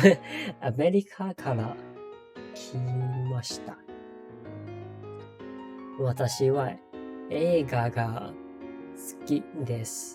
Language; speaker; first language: Japanese; non-native, learner; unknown